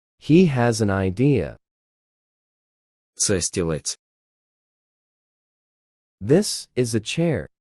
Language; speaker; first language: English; non-native, fluent; Ukrainian